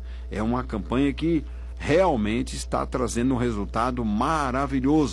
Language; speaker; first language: Portuguese; native; Portuguese